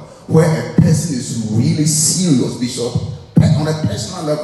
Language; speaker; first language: English; non-native, local second language; Akan